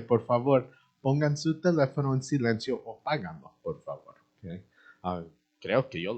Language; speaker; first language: Spanish; early bilingual, heritage; Spanish